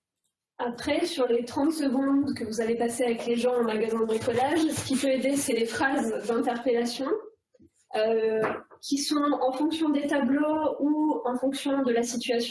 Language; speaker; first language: French; native; French